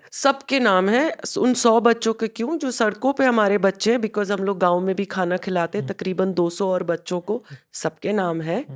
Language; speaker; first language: Hindi; non-native, local second language; Punjabi